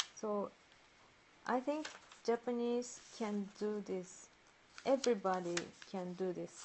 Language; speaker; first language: English; non-native, learner; Japanese